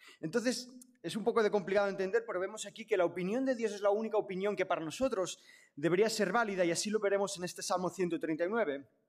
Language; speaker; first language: Spanish; non-native, local second language; Catalan